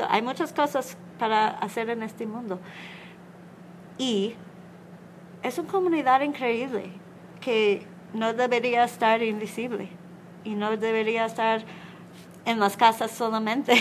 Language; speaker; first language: Spanish; non-native, learner; English